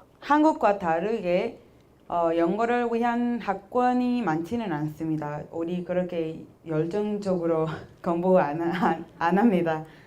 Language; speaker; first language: Korean; non-native, fluent; Spanish